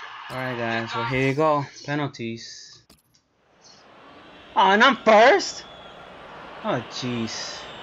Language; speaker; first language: English; early bilingual, other home language; Spanish